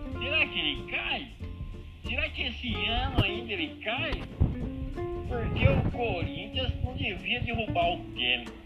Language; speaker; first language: Portuguese; native; Portuguese